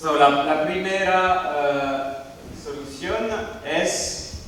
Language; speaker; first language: Spanish; non-native, learner; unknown